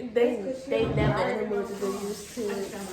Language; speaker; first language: English; native; English